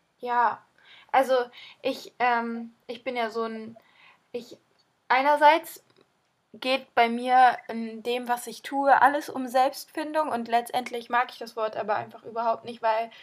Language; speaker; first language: German; native; German